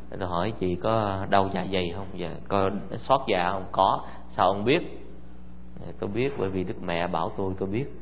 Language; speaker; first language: Vietnamese; early bilingual, heritage; Vietnamese